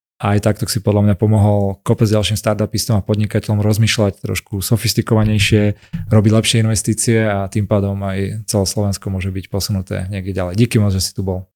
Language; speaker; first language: Slovak; native; Slovak